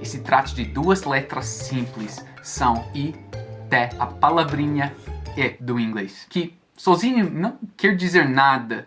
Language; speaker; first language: Portuguese; non-native, fluent; English